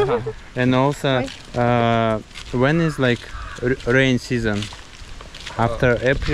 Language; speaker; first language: English; non-native, learner; Russian